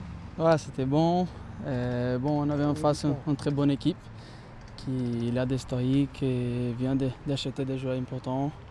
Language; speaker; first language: French; non-native, learner; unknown